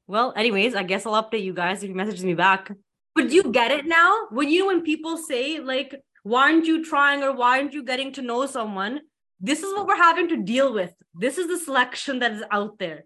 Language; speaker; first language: English; early bilingual, other home language; Punjabi